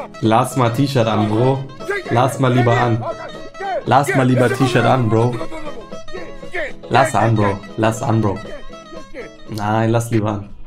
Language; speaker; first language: German; native; German